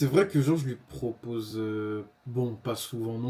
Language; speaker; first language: French; native; French